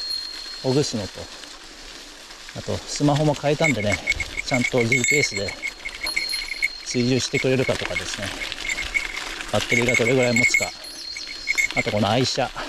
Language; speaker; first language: Japanese; native; Japanese